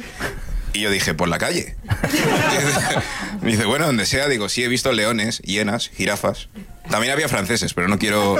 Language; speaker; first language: Spanish; early bilingual, other home language; English